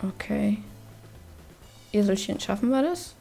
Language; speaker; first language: German; native; German